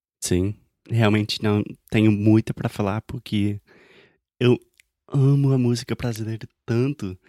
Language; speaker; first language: Portuguese; non-native, fluent; English